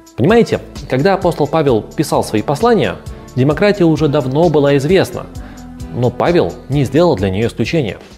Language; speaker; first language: Russian; native; Russian